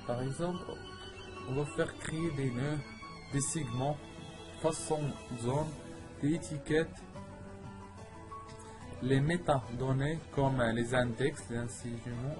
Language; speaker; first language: French; non-native, learner; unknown